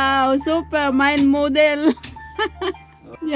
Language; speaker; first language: German; non-native, learner; Filipino